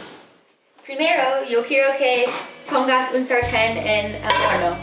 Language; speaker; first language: Spanish; non-native, learner; English